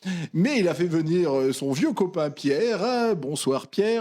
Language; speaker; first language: French; native; French